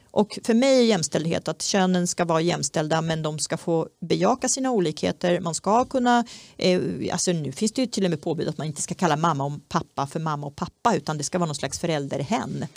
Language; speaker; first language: Swedish; early bilingual, other home language; Czech